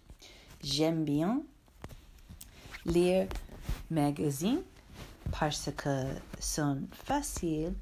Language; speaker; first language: French; non-native, learner; English